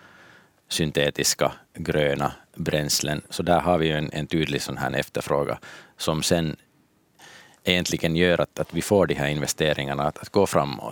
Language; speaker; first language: Swedish; native; Swedish